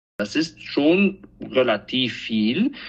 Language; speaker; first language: German; non-native, fluent; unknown